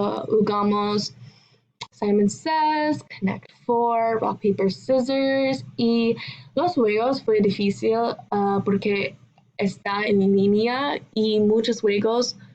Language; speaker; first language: Spanish; non-native, learner; English